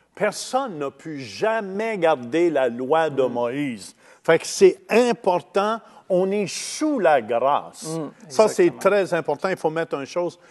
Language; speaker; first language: French; native; French